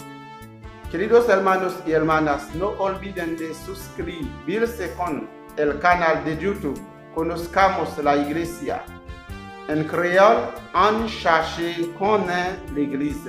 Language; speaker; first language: Spanish; non-native, learner; Haitian Creole